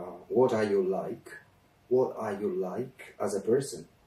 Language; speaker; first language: English; non-native, fluent; Spanish